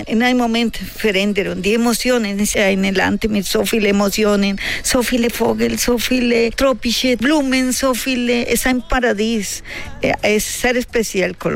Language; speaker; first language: German; non-native, learner; Spanish